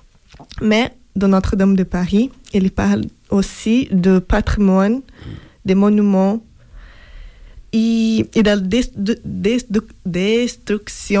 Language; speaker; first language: French; non-native, fluent; Portuguese